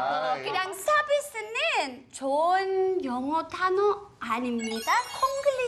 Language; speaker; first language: Korean; non-native, learner; English